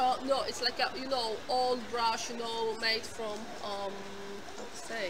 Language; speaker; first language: English; non-native, fluent; Polish